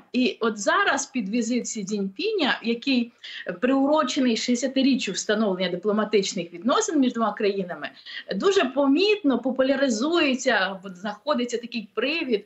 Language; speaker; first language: Ukrainian; native; Ukrainian